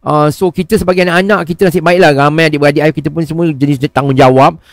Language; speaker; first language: Malay; native; Malay